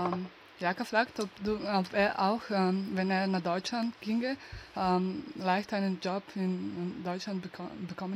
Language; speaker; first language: German; non-native, learner; Slovenian